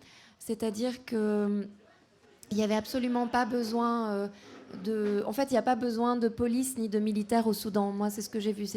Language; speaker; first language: French; native; French